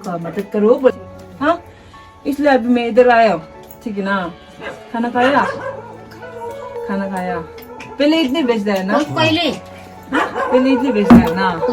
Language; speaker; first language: Hindi; non-native, local second language; Tibetan